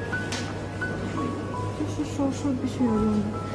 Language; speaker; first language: Chinese; non-native, learner; Russian